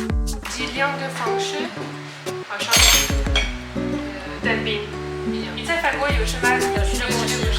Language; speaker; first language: Chinese; non-native, fluent; French